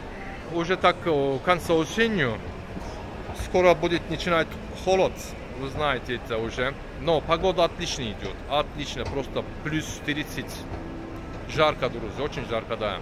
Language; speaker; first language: Russian; non-native, learner; Turkish